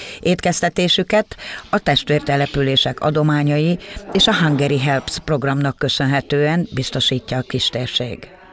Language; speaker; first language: Hungarian; native; Hungarian